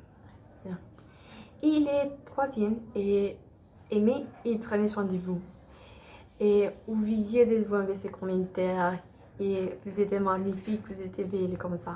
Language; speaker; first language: French; non-native, learner; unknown